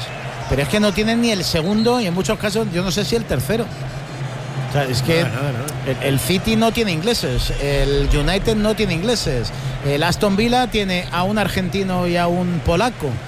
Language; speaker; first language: Spanish; native; Spanish